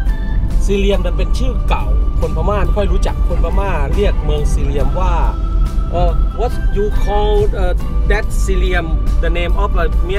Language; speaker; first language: Thai; native; Thai